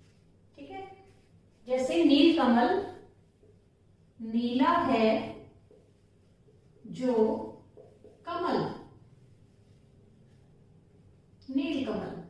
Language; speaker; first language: Hindi; native; Hindi